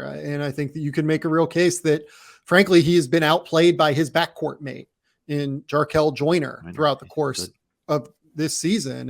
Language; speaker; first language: English; native; English